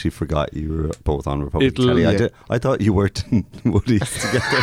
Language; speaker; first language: English; native; English